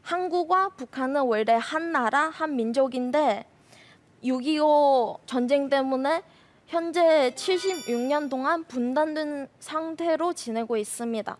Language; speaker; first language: Korean; non-native, fluent; Chinese